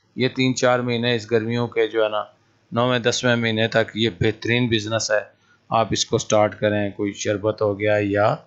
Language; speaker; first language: Urdu; non-native, local second language; Punjabi